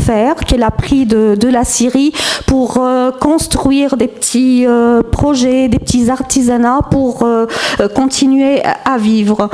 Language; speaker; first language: French; non-native, fluent; Arabic